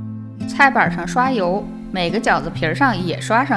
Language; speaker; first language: Chinese; native; Chinese